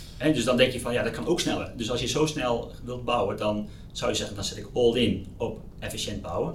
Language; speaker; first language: Dutch; native; Dutch